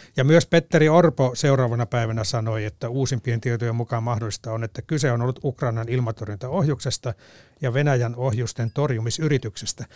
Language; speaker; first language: Finnish; native; Finnish